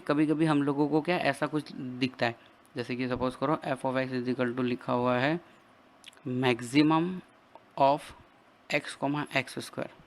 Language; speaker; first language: Hindi; native; Hindi